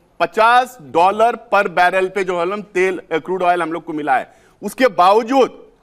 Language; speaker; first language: Hindi; native; Hindi